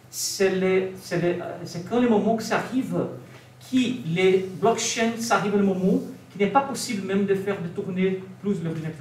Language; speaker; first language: French; non-native, learner; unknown